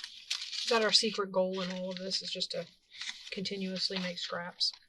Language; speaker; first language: English; native; English